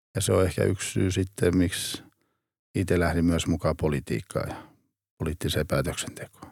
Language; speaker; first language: Finnish; native; Finnish